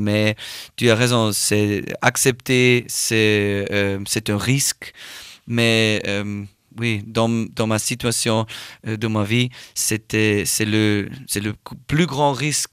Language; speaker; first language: French; non-native, learner; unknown